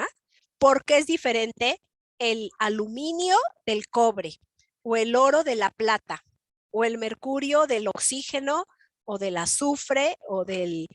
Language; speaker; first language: Spanish; native; Spanish